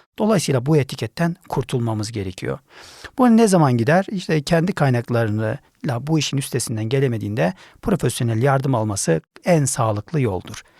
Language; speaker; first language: Turkish; native; Turkish